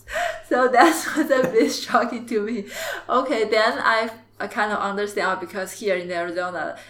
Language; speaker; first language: English; non-native, fluent; Chinese